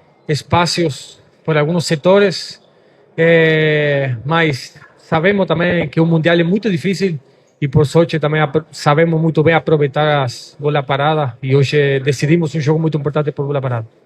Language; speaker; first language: Portuguese; non-native, fluent; Spanish